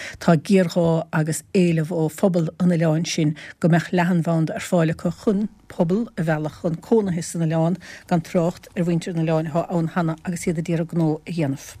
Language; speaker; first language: Irish; native; Irish